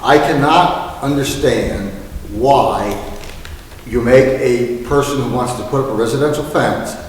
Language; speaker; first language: English; native; English